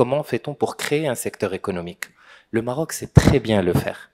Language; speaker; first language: French; non-native, local second language; Arabic